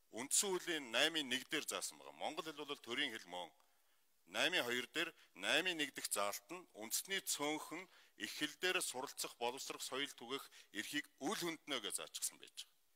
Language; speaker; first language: Mongolian; non-native, local second language; Kazakh